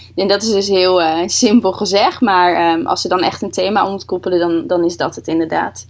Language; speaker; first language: Dutch; early bilingual, other home language; Russian